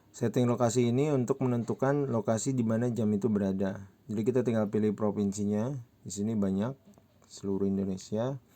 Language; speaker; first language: Indonesian; native; Indonesian